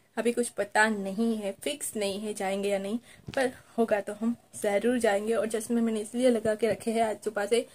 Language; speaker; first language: Hindi; non-native, local second language; Gujarati